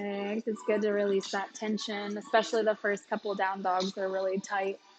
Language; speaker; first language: English; native; English